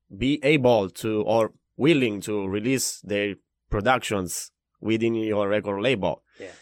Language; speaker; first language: English; non-native, fluent; Italian